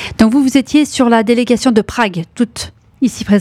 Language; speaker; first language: French; native; French